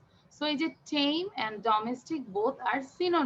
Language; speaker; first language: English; non-native, fluent; Bangla